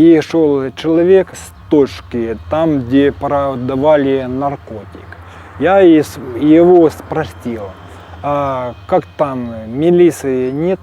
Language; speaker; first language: Ukrainian; non-native, local second language; Russian